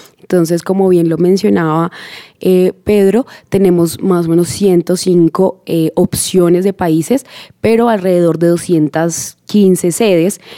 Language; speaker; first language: Spanish; native; Spanish